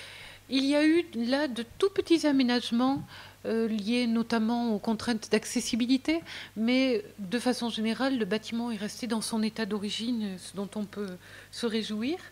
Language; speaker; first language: French; native; French